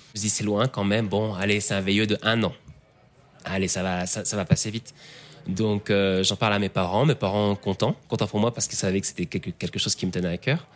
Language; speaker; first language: French; native; French